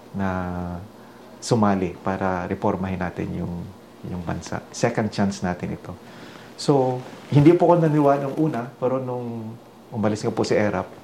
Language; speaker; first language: Filipino; non-native, local second language; Hiligaynon